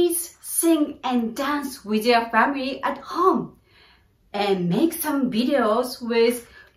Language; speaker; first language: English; non-native, fluent; Japanese